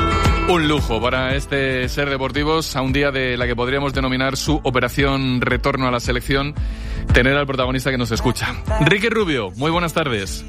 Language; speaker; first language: Spanish; native; Spanish